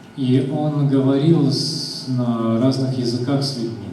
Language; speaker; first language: Russian; native; Russian